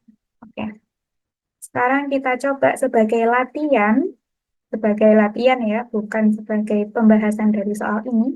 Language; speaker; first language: Indonesian; native; Indonesian